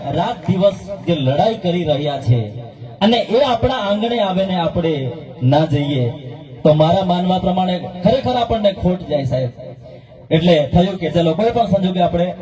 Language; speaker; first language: Gujarati; non-native, local second language; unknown